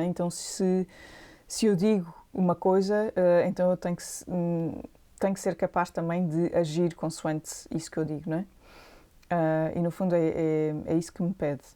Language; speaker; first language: Portuguese; native; Portuguese